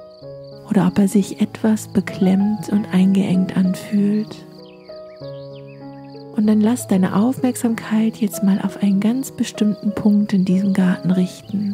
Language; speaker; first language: German; native; German